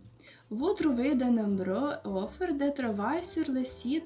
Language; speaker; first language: French; non-native, learner; Ukrainian